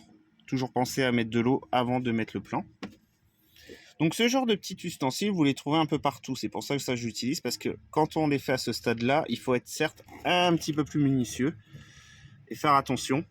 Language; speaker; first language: French; native; French